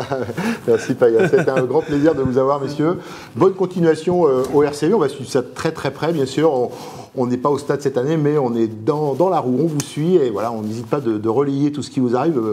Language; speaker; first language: French; native; French